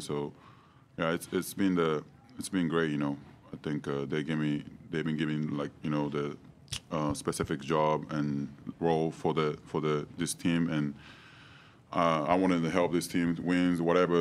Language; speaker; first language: English; non-native, fluent; Japanese